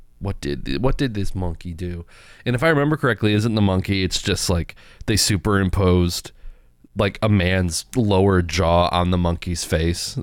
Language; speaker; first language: English; native; English